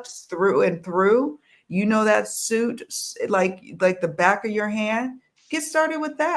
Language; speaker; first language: English; native; English